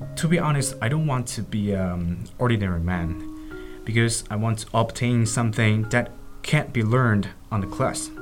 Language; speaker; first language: English; non-native, fluent; Chinese